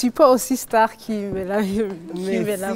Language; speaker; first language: French; non-native, fluent; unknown